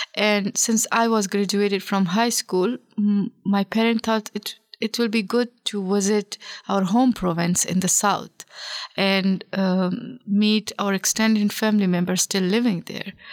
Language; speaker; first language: English; non-native, local second language; Pashto